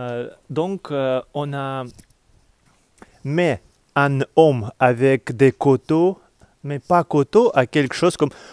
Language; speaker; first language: French; non-native, learner; Russian